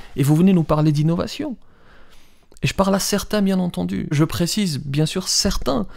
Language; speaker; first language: French; early bilingual, other home language; Riffian